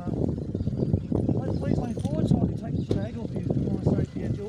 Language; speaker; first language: English; native; English